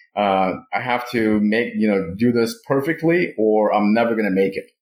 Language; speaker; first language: English; non-native, fluent; Russian